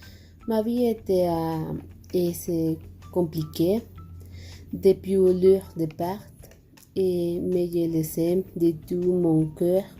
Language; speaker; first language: French; non-native, learner; Spanish